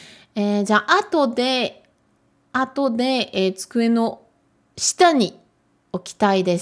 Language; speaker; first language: Japanese; non-native, fluent; French